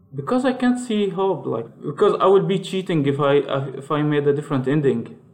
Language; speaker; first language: English; non-native, fluent; Arabic